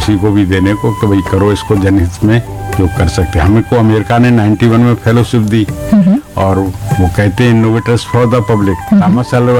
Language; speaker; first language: Hindi; native; Hindi